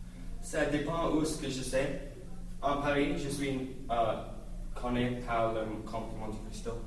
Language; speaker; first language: French; non-native, learner; English